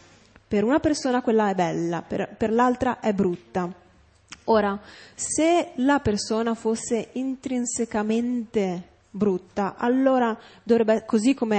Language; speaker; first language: Italian; native; Italian